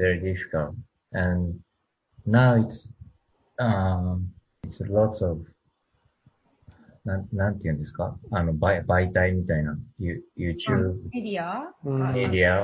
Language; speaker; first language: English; non-native, learner; Japanese